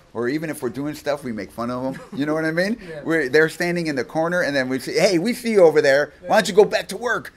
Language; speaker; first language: English; early bilingual, other home language; Spanish